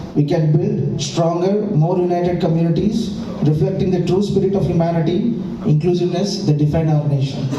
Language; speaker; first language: English; non-native, local second language; Telugu